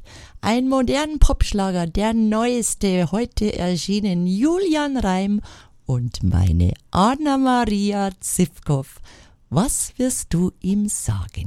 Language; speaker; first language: German; native; German